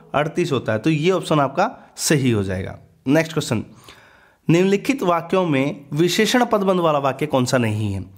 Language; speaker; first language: Hindi; native; Hindi